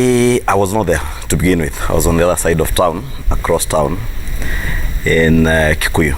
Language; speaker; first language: English; non-native, local second language; Kikuyu